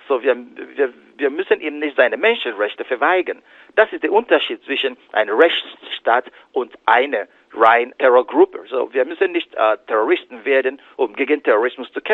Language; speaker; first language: German; non-native, fluent; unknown